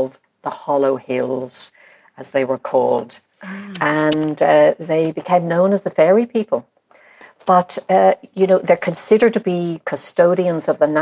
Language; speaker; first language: English; native; English